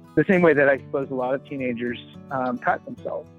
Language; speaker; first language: English; native; English